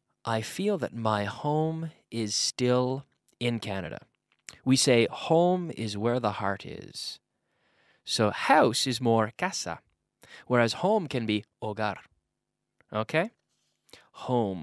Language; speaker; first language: English; native; English